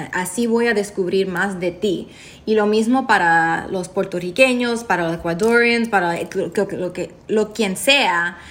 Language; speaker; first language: Spanish; early bilingual, heritage; Spanish